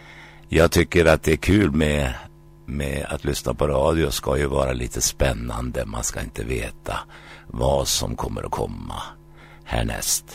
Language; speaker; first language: Swedish; native; Swedish